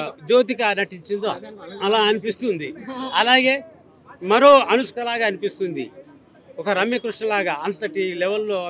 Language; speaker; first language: Telugu; native; Telugu